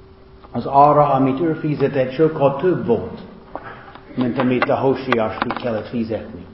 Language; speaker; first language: Hungarian; non-native, fluent; English